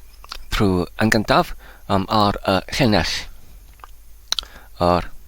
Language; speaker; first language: Welsh; non-native, learner; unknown